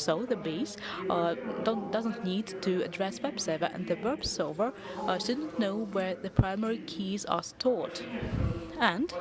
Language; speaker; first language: English; non-native, fluent; Russian